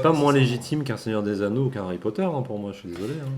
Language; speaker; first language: French; native; French